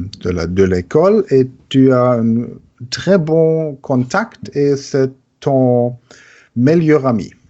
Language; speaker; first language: French; non-native, learner; German